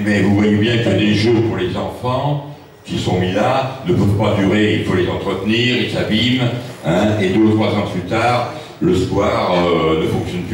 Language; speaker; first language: French; native; French